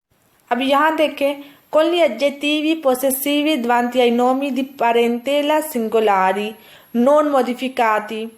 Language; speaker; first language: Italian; non-native, fluent; Urdu